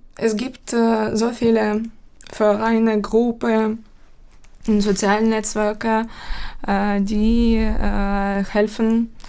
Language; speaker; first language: German; non-native, fluent; Ukrainian